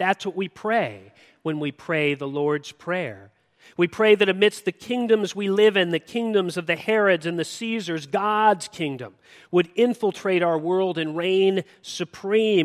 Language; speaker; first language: English; native; English